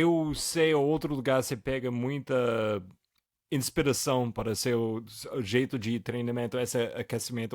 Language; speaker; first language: Portuguese; non-native, fluent; English